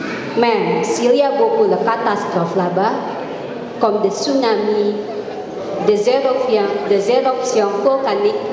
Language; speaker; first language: French; non-native, learner; Indonesian